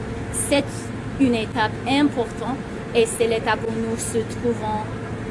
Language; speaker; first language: French; non-native, local second language; English